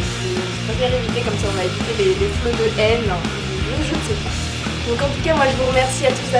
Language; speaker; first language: French; native; French